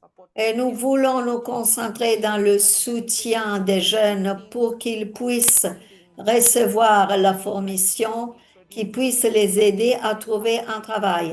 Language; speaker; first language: French; non-native, fluent; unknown